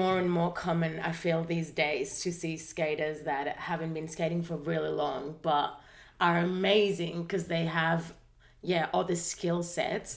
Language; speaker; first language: English; non-native, fluent; Spanish